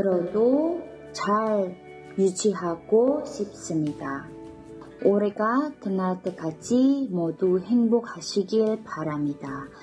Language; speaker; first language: Korean; non-native, learner; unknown